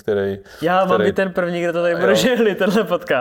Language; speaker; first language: Czech; native; Czech